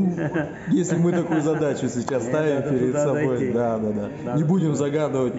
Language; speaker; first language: Russian; native; Russian